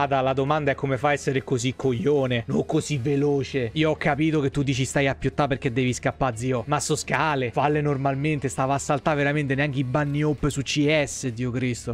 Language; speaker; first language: Italian; native; Italian